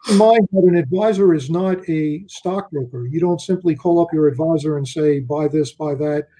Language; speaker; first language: English; native; English